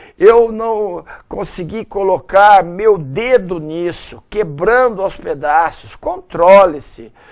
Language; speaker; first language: Portuguese; native; Portuguese